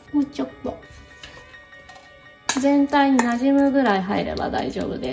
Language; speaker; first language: Japanese; native; Japanese